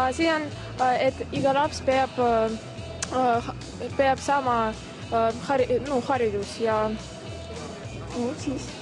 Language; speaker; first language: Estonian; non-native, learner; Russian